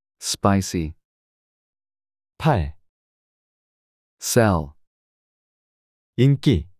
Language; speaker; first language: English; non-native, fluent; Korean